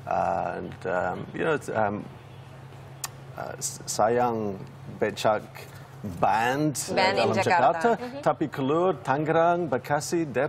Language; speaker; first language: Indonesian; non-native, learner; English